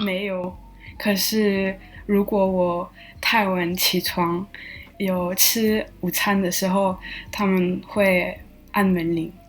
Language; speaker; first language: Chinese; non-native, learner; French